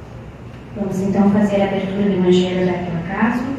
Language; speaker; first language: Portuguese; native; Portuguese